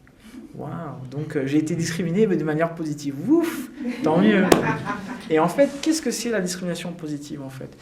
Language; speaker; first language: French; early bilingual, other home language; Portuguese